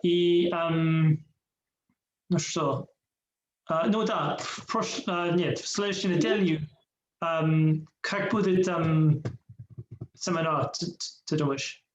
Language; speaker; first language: Russian; non-native, learner; English